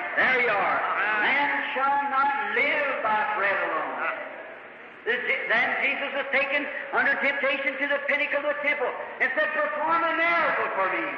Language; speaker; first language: English; native; English